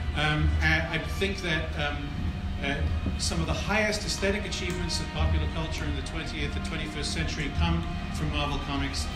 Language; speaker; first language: English; native; English